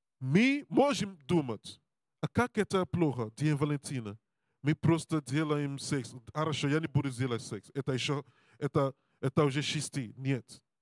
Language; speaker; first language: Russian; non-native, learner; English